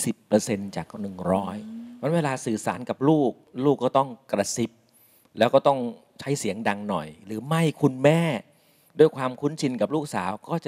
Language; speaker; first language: Thai; native; Thai